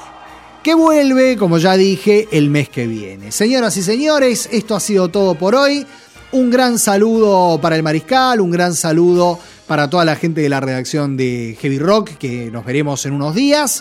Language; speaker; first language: Spanish; native; Spanish